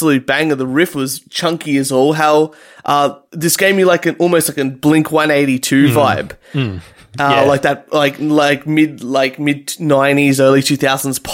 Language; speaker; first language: English; native; English